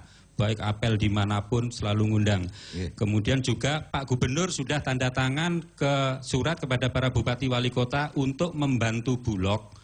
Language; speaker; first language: Indonesian; non-native, local second language; Javanese